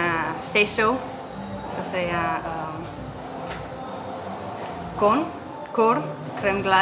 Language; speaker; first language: French; non-native, local second language; English